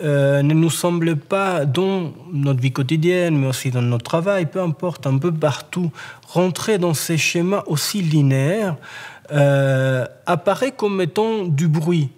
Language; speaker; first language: French; native; French